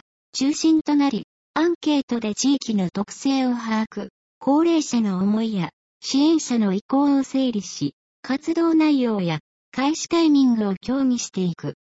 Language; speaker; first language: Japanese; native; Japanese